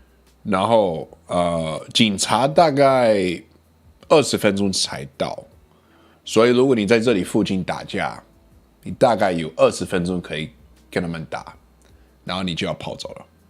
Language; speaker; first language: Chinese; non-native, learner; English